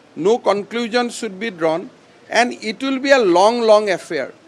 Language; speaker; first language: English; non-native, local second language; Assamese